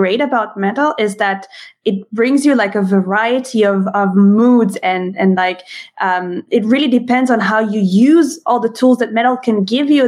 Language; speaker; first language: English; non-native, fluent; Hebrew